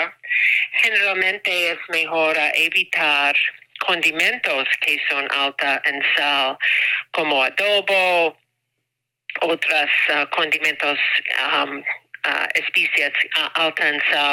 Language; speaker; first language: Spanish; non-native, learner; English